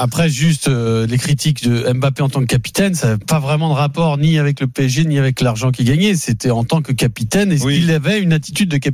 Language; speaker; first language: French; native; French